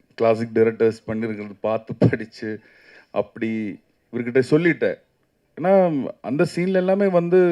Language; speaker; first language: Tamil; non-native, learner; Malayalam